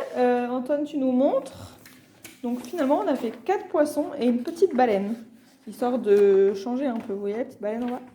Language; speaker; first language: French; native; French